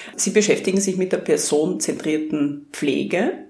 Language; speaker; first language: German; native; German